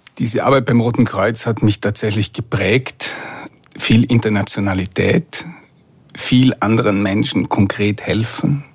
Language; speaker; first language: German; native; German